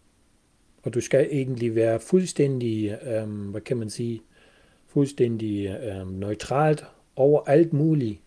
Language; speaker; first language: Danish; non-native, fluent; German